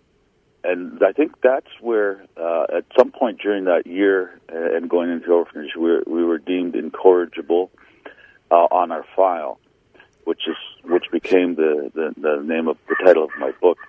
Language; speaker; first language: English; native; English